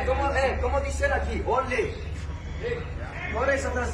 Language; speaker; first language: Spanish; non-native, fluent; French